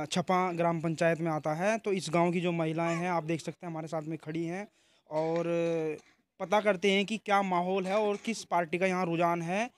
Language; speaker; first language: Hindi; native; Hindi